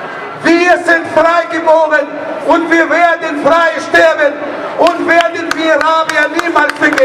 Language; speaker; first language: German; non-native, learner; Arabic